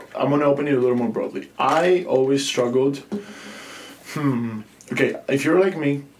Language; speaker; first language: English; non-native, fluent; Greek